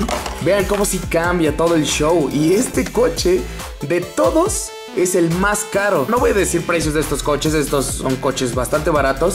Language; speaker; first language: Spanish; native; Spanish